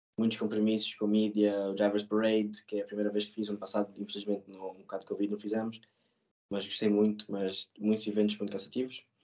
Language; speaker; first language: Portuguese; native; Portuguese